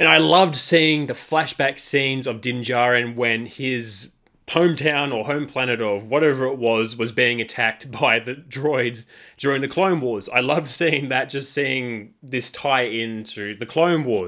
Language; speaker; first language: English; native; English